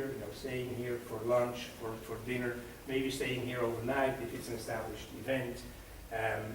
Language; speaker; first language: English; non-native, fluent; Swiss German